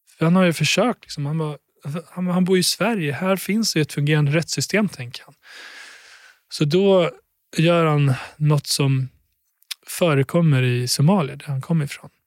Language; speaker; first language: Swedish; early bilingual, other home language; Albanian